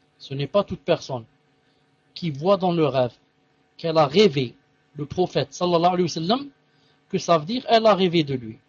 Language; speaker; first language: French; non-native, local second language; Arabic